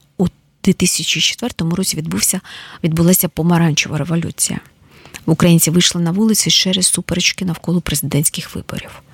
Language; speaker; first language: Ukrainian; native; Ukrainian